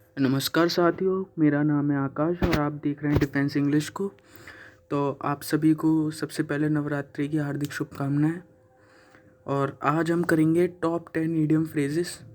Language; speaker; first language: Hindi; native; Hindi